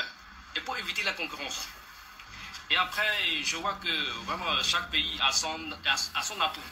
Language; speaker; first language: French; non-native, fluent; Chinese